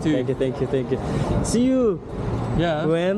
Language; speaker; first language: English; non-native, learner; Korean